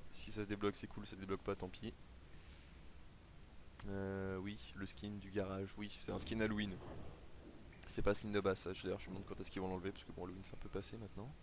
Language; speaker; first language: French; native; French